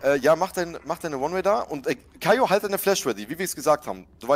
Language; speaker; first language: German; native; German